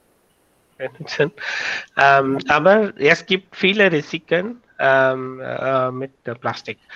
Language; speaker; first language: German; non-native, learner; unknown